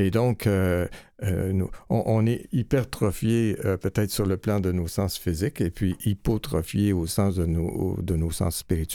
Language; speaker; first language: French; native; French